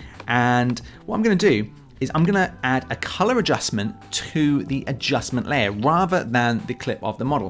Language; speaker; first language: English; native; English